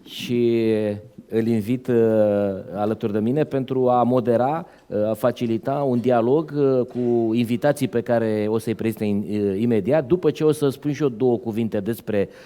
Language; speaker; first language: Romanian; native; Romanian